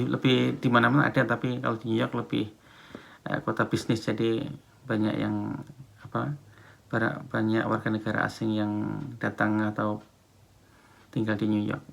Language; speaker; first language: Indonesian; non-native, local second language; Javanese